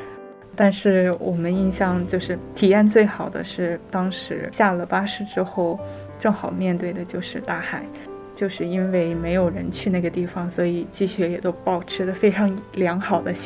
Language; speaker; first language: Chinese; native; Chinese